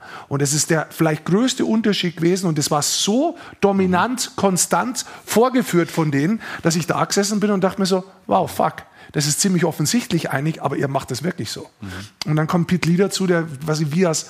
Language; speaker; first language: German; native; German